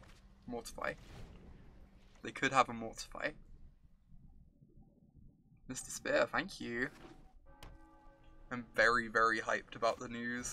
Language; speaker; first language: English; native; English